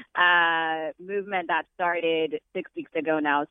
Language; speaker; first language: English; non-native, fluent; Amharic